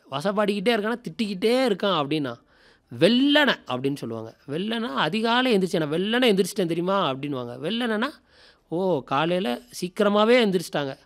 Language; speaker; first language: Tamil; native; Tamil